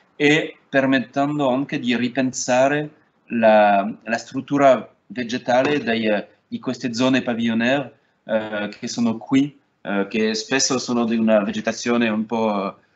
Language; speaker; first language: Italian; non-native, fluent; French